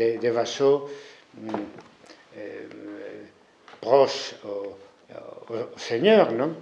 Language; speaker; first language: French; non-native, fluent; Spanish